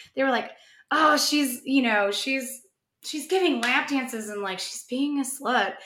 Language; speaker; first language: English; native; English